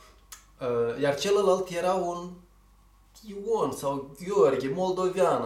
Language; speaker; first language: Romanian; native; Romanian